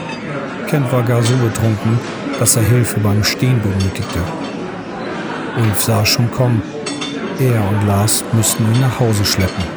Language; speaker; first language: German; native; German